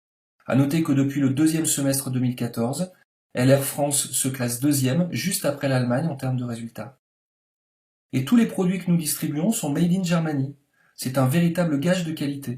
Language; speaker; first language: French; native; French